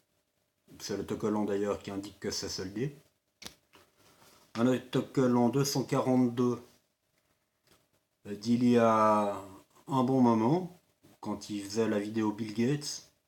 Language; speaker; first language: French; native; French